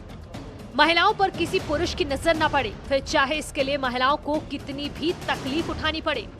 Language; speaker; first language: Hindi; native; Hindi